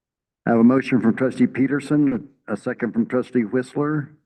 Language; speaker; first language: English; native; English